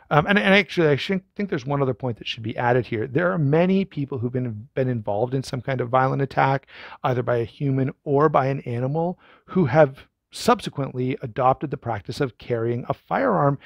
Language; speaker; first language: English; native; English